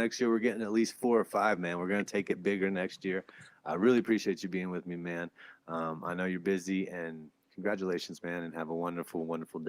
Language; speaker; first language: English; native; English